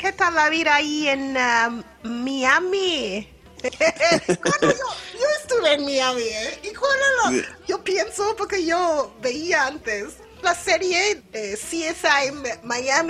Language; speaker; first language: Spanish; non-native, fluent; English